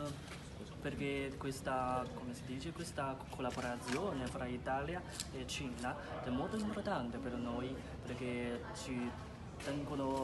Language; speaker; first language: Italian; non-native, fluent; Chinese